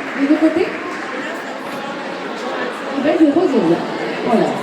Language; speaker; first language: French; native; French